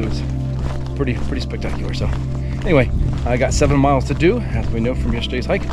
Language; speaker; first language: English; native; English